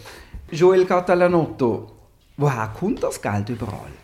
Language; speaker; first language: German; native; German